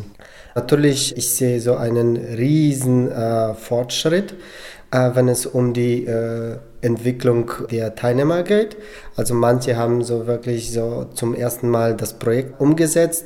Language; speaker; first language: German; non-native, local second language; Polish